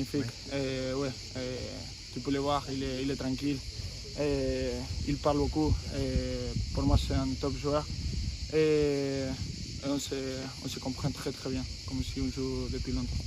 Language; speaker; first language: French; non-native, fluent; Spanish